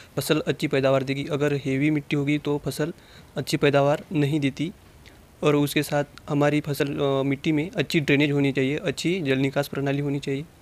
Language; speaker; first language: Hindi; non-native, local second language; Marathi